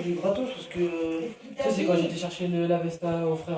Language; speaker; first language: French; native; French